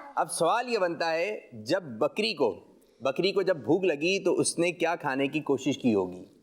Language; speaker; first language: Urdu; native; Urdu